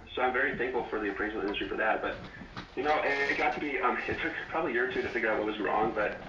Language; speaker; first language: English; native; English